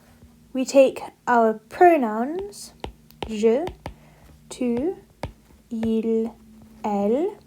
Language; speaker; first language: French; non-native, learner; English